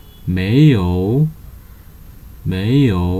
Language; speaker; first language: Chinese; non-native, fluent; Nepali